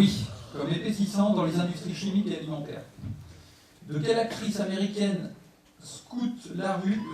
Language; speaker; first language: French; native; French